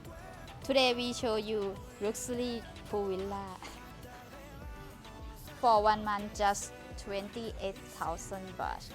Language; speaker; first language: English; non-native, learner; Thai